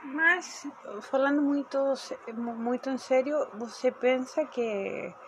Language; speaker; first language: Portuguese; non-native, fluent; Spanish